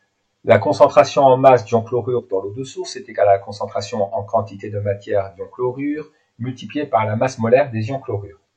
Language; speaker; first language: French; native; French